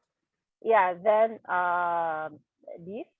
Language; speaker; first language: English; non-native, learner; Arabic